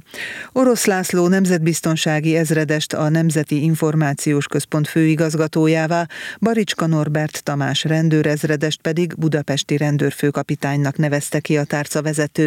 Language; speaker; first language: Hungarian; native; Hungarian